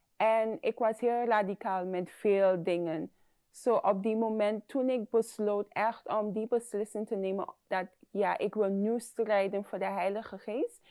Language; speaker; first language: Dutch; non-native, fluent; English